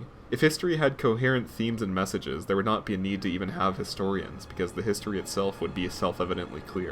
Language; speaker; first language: English; native; English